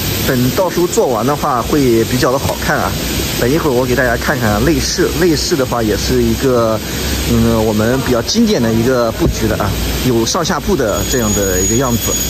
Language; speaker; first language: Chinese; native; Chinese